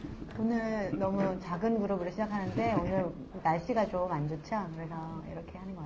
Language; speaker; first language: Korean; native; Korean